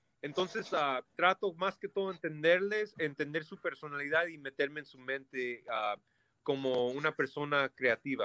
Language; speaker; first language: Spanish; early bilingual, heritage; Spanish